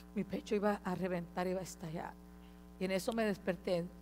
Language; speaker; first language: Spanish; early bilingual, heritage; Spanish